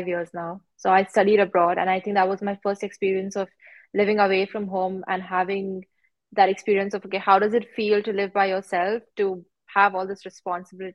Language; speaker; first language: English; non-native, local second language; Hindi